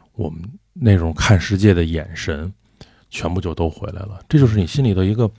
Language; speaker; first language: Chinese; native; Chinese